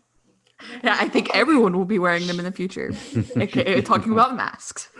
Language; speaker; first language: English; native; English